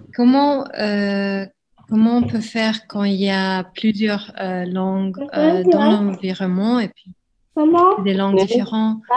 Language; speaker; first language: French; non-native, fluent; Spanish